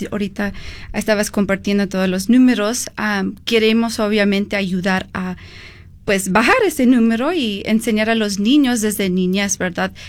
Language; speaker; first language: Spanish; early bilingual, heritage; Spanish